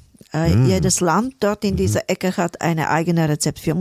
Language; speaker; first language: German; non-native, fluent; Bulgarian